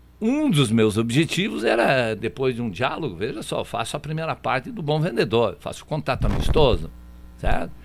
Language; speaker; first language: Portuguese; native; Portuguese